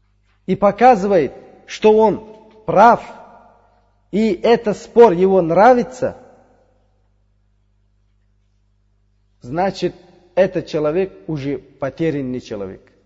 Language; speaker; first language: Russian; non-native, fluent; Uzbek